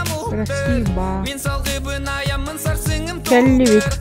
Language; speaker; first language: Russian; non-native, local second language; Yakut